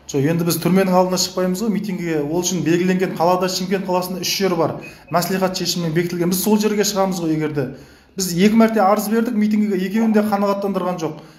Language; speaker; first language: Kazakh; native; Kazakh